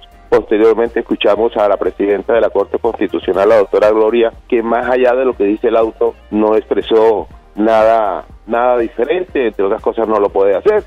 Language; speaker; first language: Spanish; native; Spanish